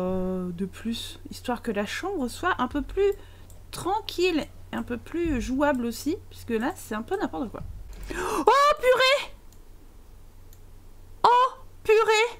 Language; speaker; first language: French; native; French